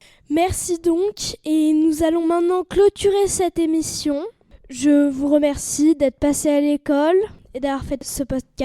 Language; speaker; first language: French; native; French